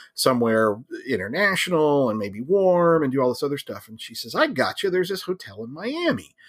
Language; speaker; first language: English; native; English